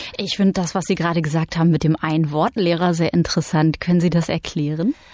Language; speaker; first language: German; native; German